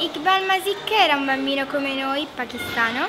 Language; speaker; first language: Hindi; early bilingual, heritage; Urdu